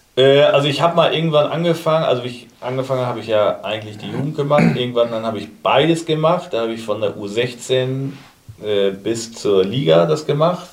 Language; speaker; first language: German; native; German